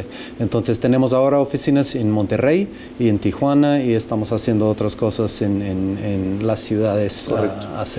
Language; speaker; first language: Spanish; non-native, fluent; English